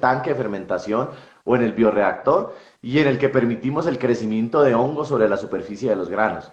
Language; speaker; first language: Spanish; native; Spanish